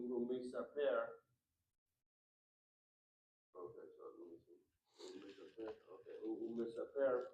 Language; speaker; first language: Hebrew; non-native, learner; English